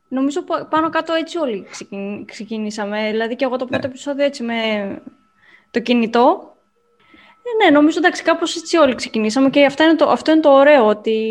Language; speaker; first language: Greek; native; Greek